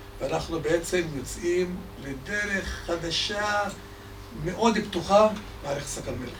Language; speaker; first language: Hebrew; non-native, local second language; Arabic